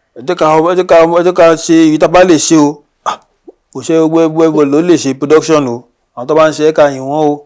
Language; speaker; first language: Yoruba; non-native, local second language; Igbo